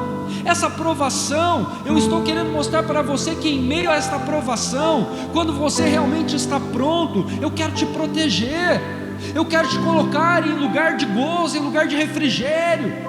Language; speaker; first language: Portuguese; native; Portuguese